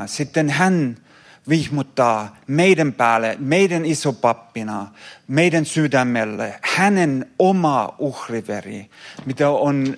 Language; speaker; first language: Finnish; non-native, fluent; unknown